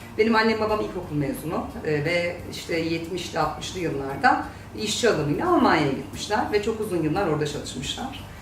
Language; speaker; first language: Turkish; native; Turkish